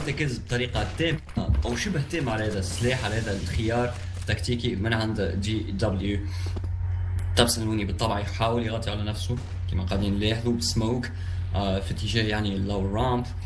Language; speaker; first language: Arabic; native; Arabic